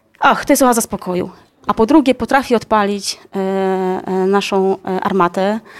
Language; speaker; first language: Polish; native; Polish